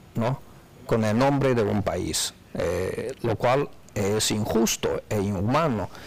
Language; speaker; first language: Spanish; non-native, fluent; Chinese